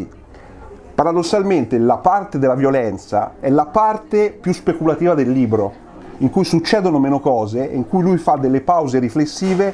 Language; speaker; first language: Italian; native; Italian